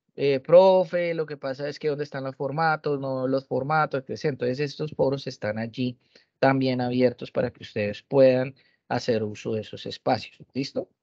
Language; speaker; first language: Spanish; native; Spanish